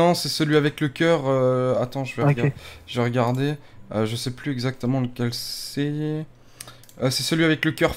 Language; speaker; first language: French; native; French